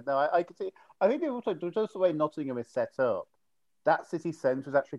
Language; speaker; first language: English; native; English